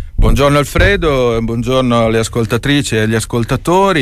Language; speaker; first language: Italian; native; Italian